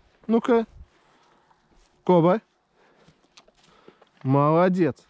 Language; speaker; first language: Russian; native; Russian